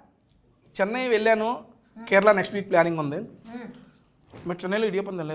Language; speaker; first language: Telugu; native; Telugu